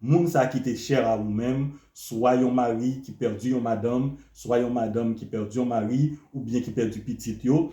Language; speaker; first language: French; non-native, local second language; Haitian Creole